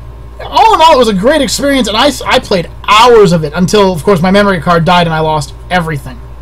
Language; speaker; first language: English; native; English